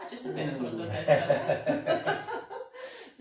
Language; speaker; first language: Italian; non-native, learner; Russian